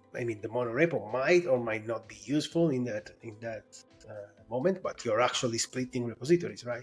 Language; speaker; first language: English; non-native, fluent; Italian